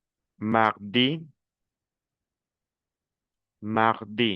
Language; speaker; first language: French; non-native, fluent; Spanish